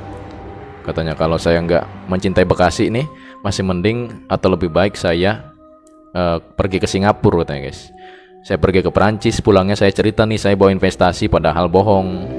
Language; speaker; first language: Indonesian; native; Indonesian